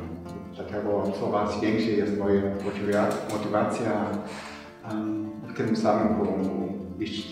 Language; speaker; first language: Polish; non-native, learner; German